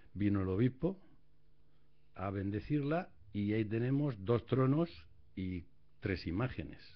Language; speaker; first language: Spanish; native; Spanish